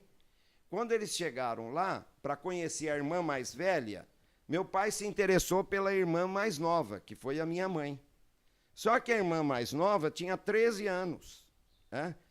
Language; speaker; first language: Portuguese; early bilingual, other home language; Arabic